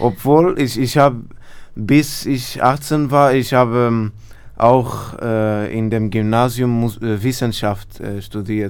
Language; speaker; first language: German; non-native, fluent; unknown